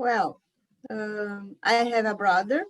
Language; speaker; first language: English; non-native, learner; Portuguese